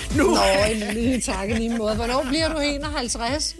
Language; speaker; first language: Danish; native; Danish